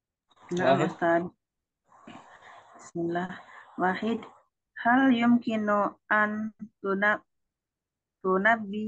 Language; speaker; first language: Arabic; non-native, learner; Indonesian